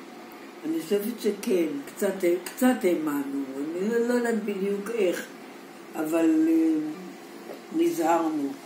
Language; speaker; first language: Hebrew; non-native, fluent; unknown